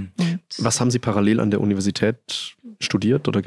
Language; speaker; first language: German; native; German